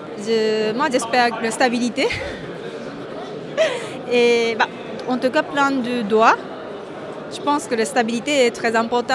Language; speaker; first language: French; non-native, fluent; Japanese